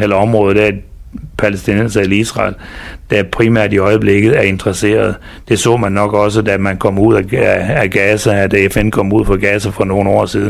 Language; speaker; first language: Danish; native; Danish